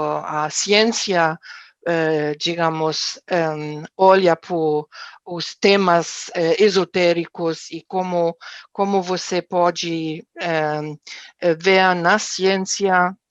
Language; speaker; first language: Portuguese; non-native, fluent; German